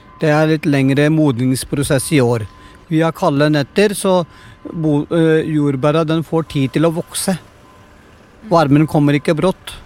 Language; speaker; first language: Norwegian; non-native, fluent; Punjabi